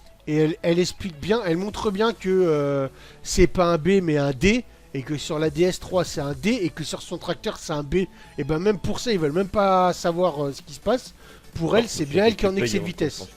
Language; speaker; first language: French; native; French